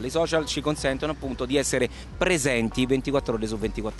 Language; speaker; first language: Italian; native; Italian